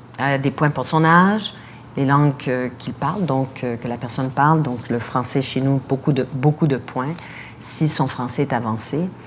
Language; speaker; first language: French; native; French